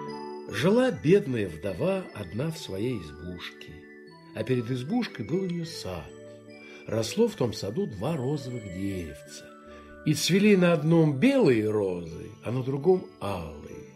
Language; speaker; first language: Russian; native; Russian